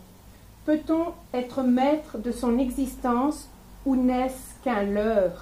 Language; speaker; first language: French; native; French